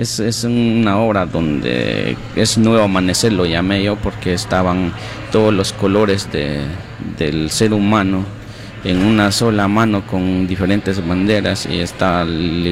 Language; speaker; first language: Spanish; non-native, local second language; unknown